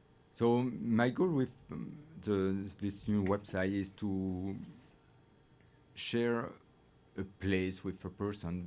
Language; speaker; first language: English; non-native, learner; French